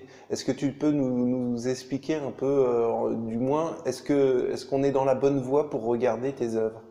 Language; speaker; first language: French; native; French